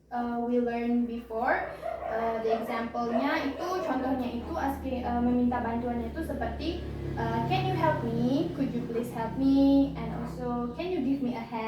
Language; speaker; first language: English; non-native, learner; Indonesian